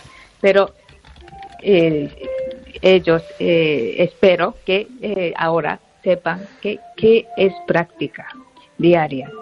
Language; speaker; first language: Spanish; non-native, learner; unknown